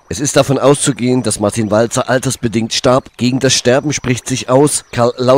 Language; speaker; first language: German; native; German